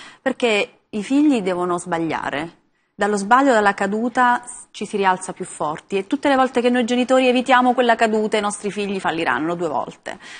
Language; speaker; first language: Italian; native; Italian